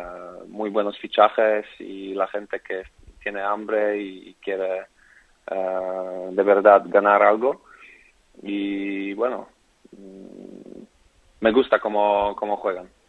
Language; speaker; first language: Spanish; non-native, fluent; Polish